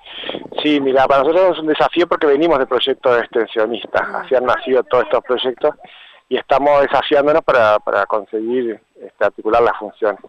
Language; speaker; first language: Spanish; native; Spanish